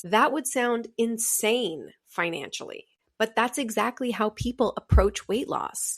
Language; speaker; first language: English; native; English